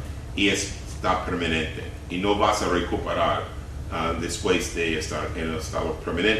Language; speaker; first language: Spanish; non-native, fluent; English